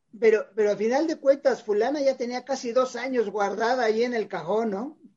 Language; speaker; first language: Spanish; native; Spanish